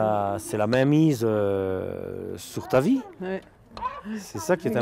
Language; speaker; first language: French; native; French